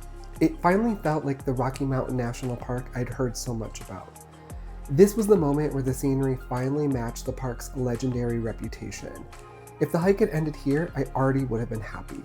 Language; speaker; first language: English; native; English